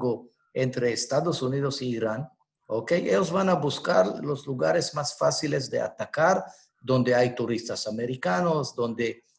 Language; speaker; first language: Spanish; non-native, fluent; Hebrew